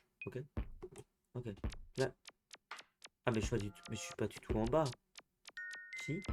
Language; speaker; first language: French; native; French